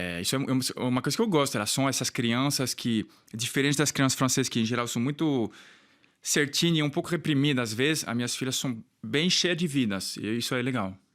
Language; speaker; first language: Portuguese; non-native, fluent; French